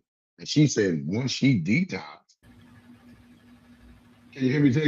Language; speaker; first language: English; native; English